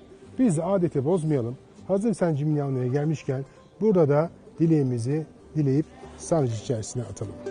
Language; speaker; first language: Turkish; native; Turkish